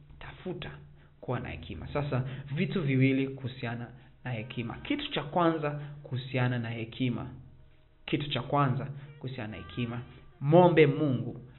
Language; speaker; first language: Swahili; native; Swahili